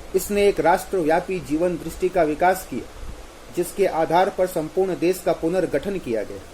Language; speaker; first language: Hindi; native; Hindi